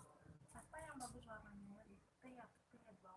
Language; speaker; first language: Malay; non-native, local second language; Balinese